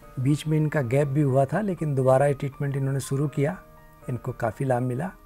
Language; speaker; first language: Hindi; native; Hindi